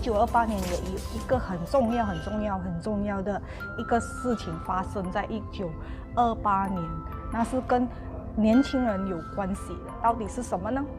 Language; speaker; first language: Chinese; early bilingual, heritage; Chinese